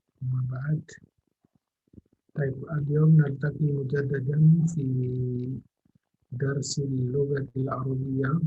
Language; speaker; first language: Arabic; non-native, fluent; Indonesian